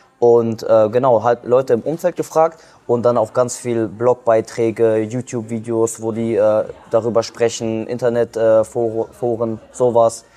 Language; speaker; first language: German; early bilingual, other home language; Kurdish